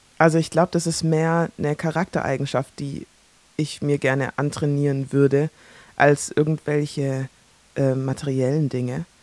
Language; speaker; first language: German; early bilingual, other home language; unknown